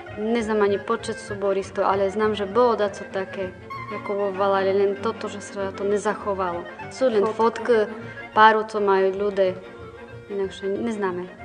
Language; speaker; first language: Slovak; non-native, local second language; Rusyn